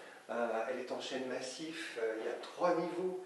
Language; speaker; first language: French; native; French